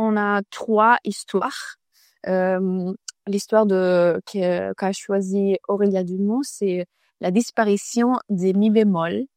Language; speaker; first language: French; non-native, fluent; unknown